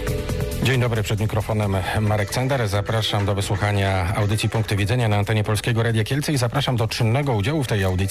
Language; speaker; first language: Polish; native; Polish